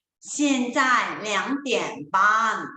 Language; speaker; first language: Chinese; non-native, fluent; Thai